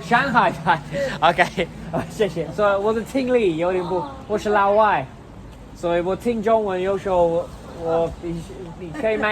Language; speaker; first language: Chinese; non-native, learner; English